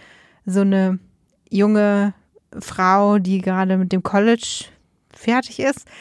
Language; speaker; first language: German; native; German